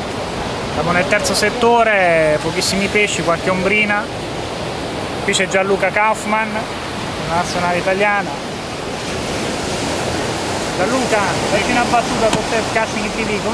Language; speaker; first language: Italian; native; Italian